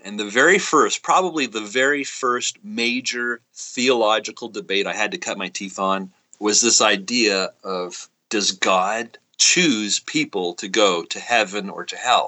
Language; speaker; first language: English; native; English